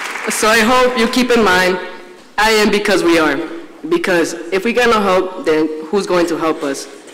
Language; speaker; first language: English; early bilingual, other home language; Spanish